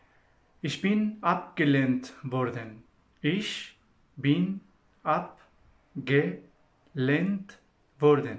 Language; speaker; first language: German; non-native, fluent; Persian